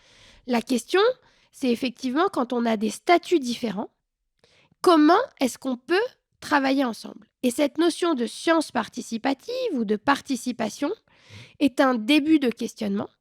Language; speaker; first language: French; native; French